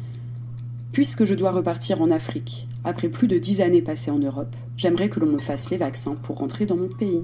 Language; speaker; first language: French; native; French